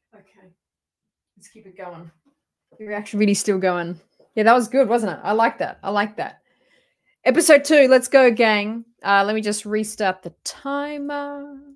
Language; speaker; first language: English; native; English